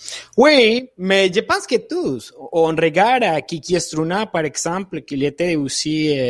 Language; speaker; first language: French; non-native, fluent; Spanish